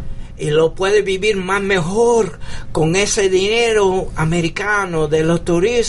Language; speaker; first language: Spanish; early bilingual, heritage; English